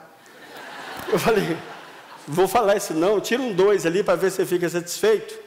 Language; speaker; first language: Portuguese; native; Portuguese